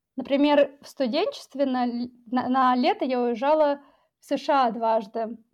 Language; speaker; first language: Russian; native; Russian